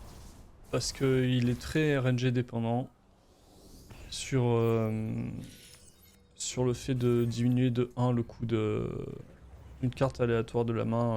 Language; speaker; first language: French; native; French